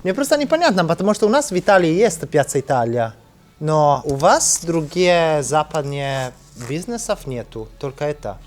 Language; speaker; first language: Russian; non-native, fluent; Italian